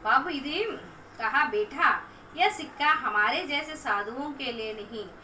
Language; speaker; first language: Hindi; non-native, local second language; Telugu